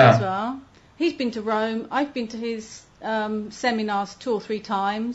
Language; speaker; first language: English; native; English